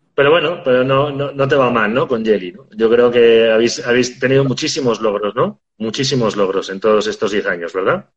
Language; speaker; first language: Spanish; native; Spanish